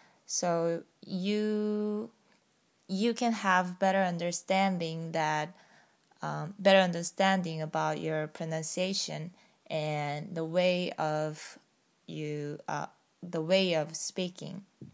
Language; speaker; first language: English; non-native, fluent; Korean